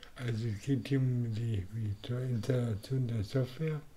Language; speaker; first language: German; native; German